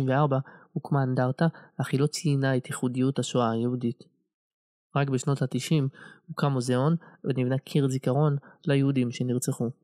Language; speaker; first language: Hebrew; native; Hebrew